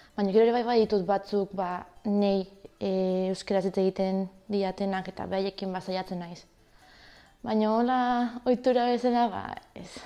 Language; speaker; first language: Basque; early bilingual, other home language; Spanish